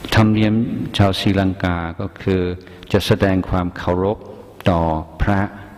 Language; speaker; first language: Thai; non-native, fluent; English